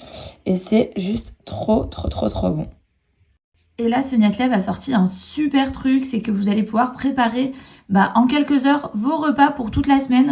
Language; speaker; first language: French; native; French